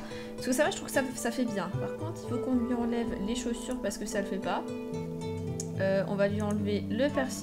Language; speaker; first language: French; native; French